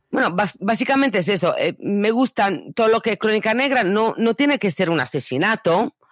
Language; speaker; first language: Spanish; non-native, fluent; Italian